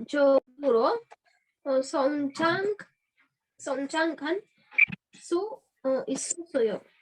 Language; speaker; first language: Korean; non-native, learner; Hindi